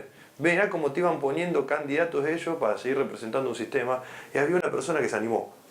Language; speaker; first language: Spanish; native; Spanish